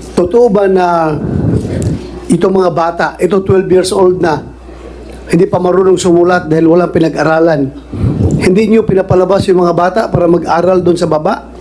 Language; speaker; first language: Filipino; non-native, local second language; Cebuano